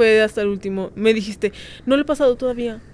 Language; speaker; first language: Spanish; native; Spanish